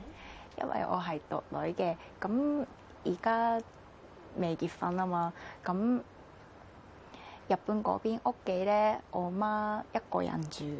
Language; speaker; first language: Cantonese; non-native, fluent; Japanese